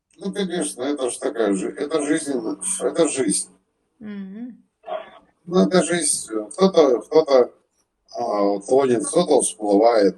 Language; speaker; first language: Russian; native; Russian